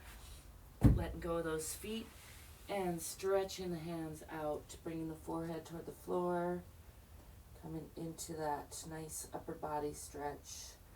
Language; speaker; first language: English; native; English